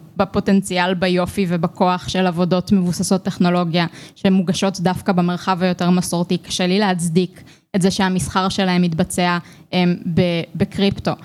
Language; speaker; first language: Hebrew; native; Hebrew